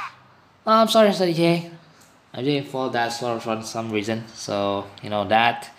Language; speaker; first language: English; non-native, learner; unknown